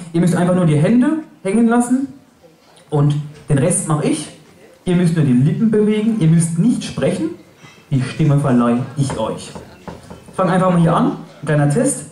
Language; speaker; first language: German; native; German